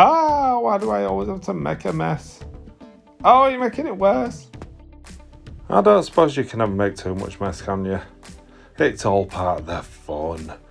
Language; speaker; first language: English; native; English